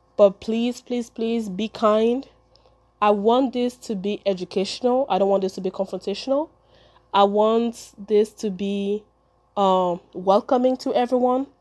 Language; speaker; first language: English; early bilingual, other home language; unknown